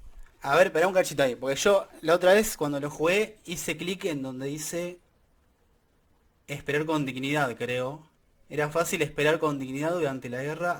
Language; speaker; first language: Spanish; native; Spanish